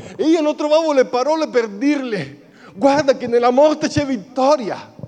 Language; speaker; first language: Italian; non-native, fluent; Spanish